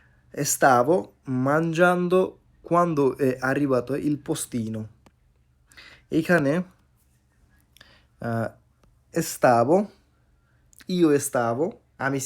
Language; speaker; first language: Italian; non-native, fluent; Bangla